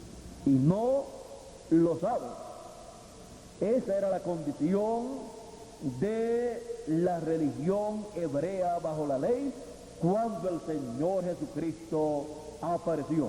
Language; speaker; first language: Spanish; native; Spanish